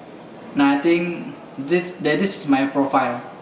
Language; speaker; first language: English; non-native, learner; Indonesian